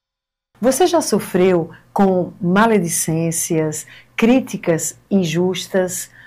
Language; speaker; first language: Portuguese; native; Portuguese